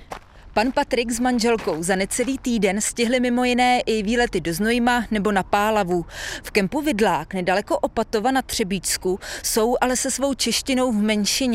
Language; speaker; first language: Czech; native; Czech